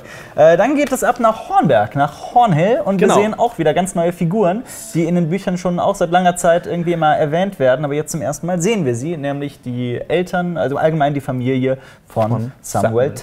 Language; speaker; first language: German; native; German